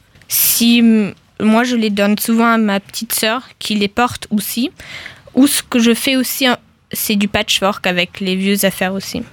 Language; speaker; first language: French; non-native, fluent; German